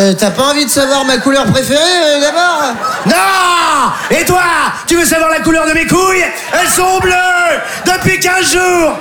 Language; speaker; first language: French; native; French